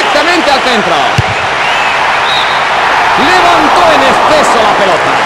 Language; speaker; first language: Spanish; native; Spanish